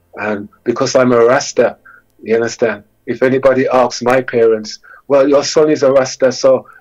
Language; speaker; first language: English; native; English